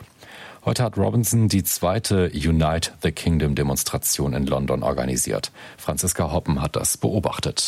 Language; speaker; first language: German; native; German